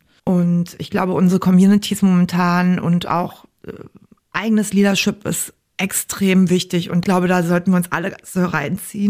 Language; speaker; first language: German; native; German